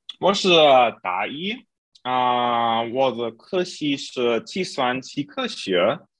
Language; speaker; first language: Chinese; non-native, learner; German